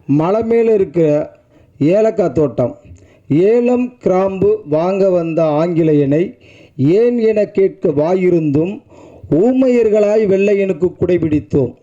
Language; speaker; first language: Tamil; native; Tamil